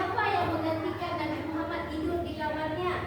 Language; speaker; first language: Indonesian; native; Indonesian